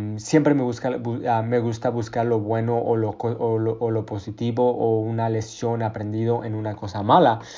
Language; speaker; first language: Spanish; early bilingual, heritage; Spanish